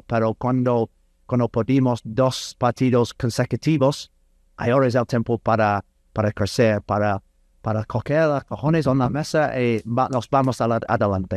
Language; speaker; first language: Spanish; non-native, learner; English